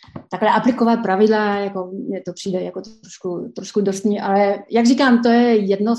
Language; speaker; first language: Czech; non-native, fluent; French